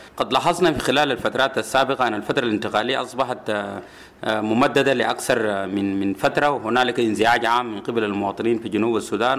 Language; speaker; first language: Arabic; non-native, local second language; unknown